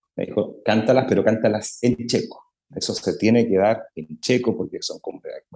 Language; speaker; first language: Spanish; native; Spanish